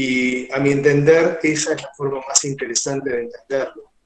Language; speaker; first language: Spanish; native; Spanish